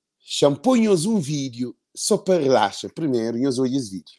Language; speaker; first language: Portuguese; non-native, local second language; Kabuverdianu